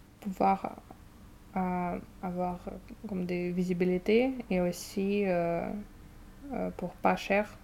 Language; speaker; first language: French; non-native, fluent; Russian